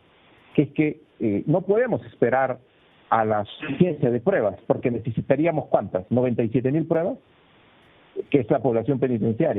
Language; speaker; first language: Spanish; native; Spanish